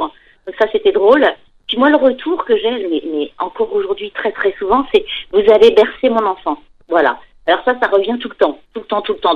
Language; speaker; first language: French; native; French